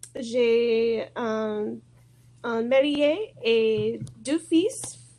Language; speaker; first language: French; non-native, learner; English